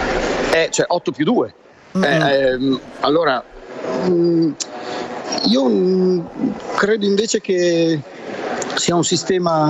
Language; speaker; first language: Italian; native; Italian